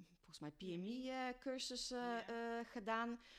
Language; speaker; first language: Dutch; non-native, fluent; Polish